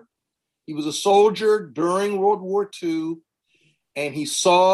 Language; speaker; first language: English; native; English